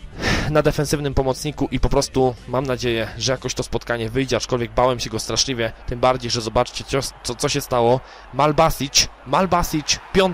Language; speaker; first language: Polish; native; Polish